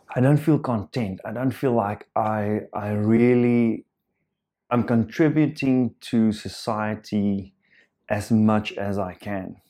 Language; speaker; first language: English; non-native, local second language; Afrikaans